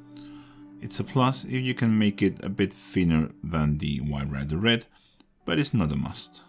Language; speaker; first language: English; non-native, fluent; Spanish